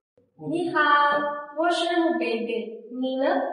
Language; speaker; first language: Chinese; non-native, learner; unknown